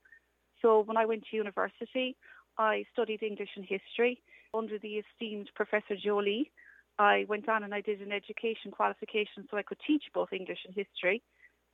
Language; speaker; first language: English; native; English